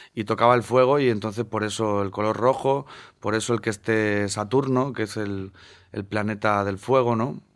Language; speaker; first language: Spanish; native; Spanish